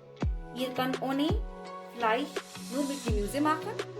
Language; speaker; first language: German; non-native, learner; Urdu